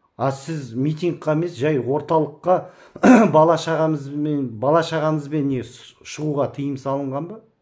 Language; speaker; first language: Kazakh; native; Kazakh